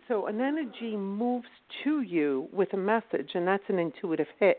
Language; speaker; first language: English; native; English